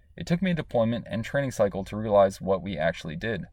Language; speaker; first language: English; native; English